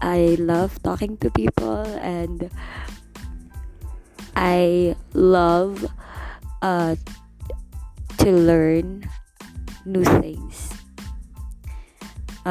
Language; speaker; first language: English; non-native, local second language; Filipino